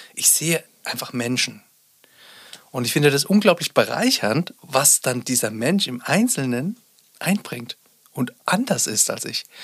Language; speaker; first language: German; native; German